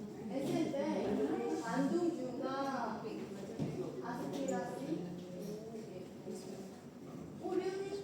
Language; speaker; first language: Indonesian; non-native, learner; Korean